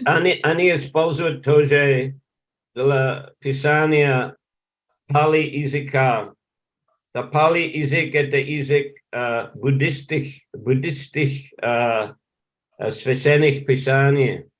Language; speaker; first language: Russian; non-native, learner; English